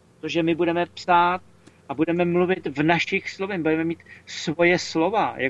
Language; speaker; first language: Czech; native; Czech